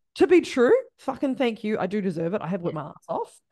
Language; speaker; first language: English; native; English